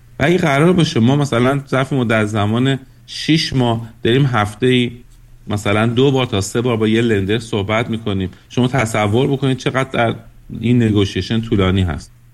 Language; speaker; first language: Persian; native; Persian